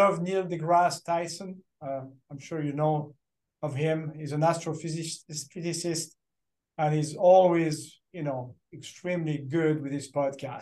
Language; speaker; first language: English; non-native, fluent; French